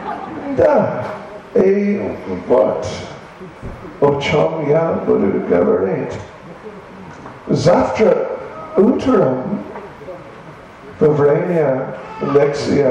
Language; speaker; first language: Russian; non-native, learner; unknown